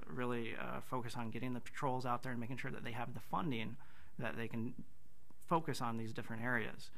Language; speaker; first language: English; native; English